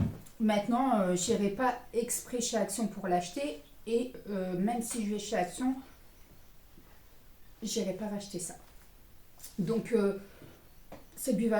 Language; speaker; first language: French; native; French